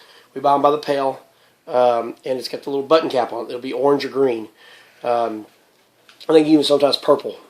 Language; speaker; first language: English; native; English